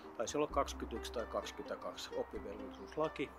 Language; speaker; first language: English; non-native, fluent; Finnish